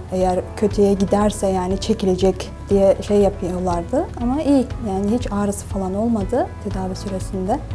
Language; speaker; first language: Turkish; non-native, fluent; Turkmen